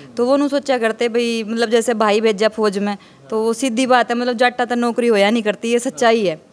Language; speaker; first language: Hindi; native; Hindi